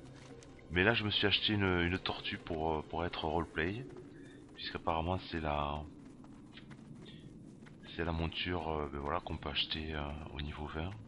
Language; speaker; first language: French; native; French